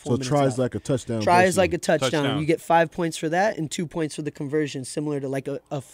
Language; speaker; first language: English; native; English